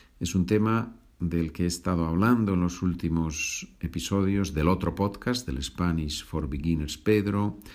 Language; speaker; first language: Spanish; native; Spanish